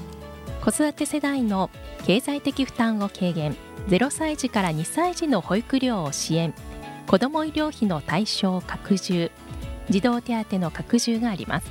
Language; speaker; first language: Japanese; native; Japanese